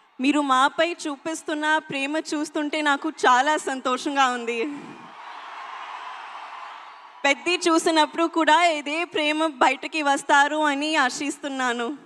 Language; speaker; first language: Telugu; non-native, learner; Hindi